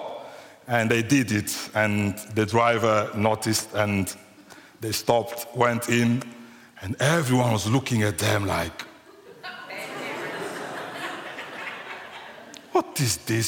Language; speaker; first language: English; non-native, fluent; French